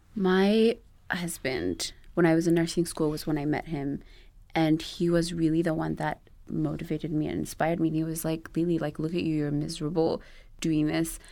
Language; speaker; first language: English; non-native, local second language; Amharic